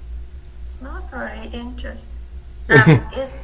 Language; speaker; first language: English; non-native, learner; Vietnamese